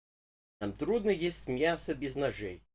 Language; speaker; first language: Russian; non-native, learner; English